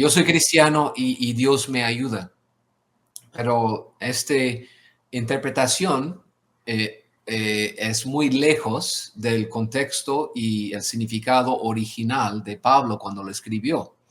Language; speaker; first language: Spanish; non-native, fluent; English